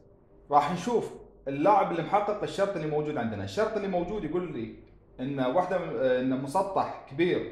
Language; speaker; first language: Arabic; native; Arabic